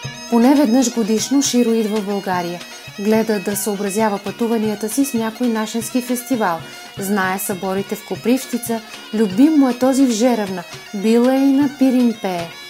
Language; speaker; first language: Bulgarian; native; Bulgarian